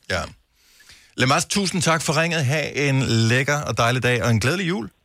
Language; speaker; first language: Danish; native; Danish